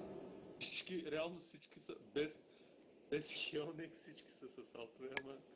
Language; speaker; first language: Bulgarian; native; Bulgarian